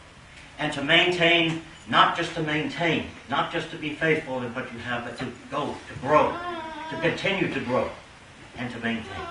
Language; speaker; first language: English; native; English